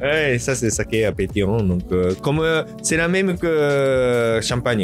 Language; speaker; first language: French; non-native, learner; Japanese